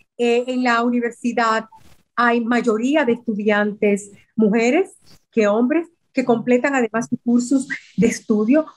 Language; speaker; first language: Spanish; native; Spanish